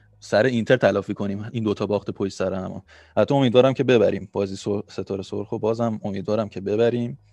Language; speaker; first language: Persian; native; Persian